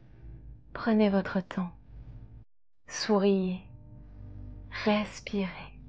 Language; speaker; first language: French; native; French